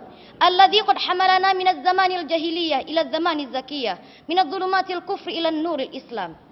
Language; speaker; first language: Arabic; non-native, learner; Indonesian